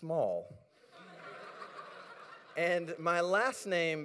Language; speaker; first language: English; native; English